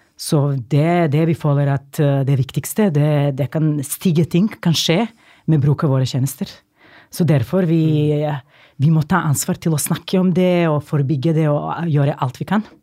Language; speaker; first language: Norwegian; non-native, fluent; Serbian